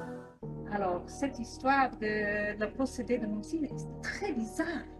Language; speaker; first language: French; non-native, learner; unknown